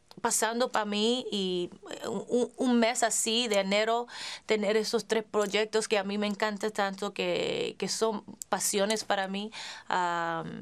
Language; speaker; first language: Spanish; early bilingual, heritage; English